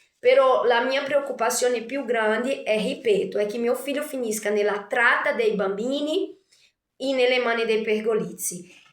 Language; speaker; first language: Italian; non-native, fluent; Portuguese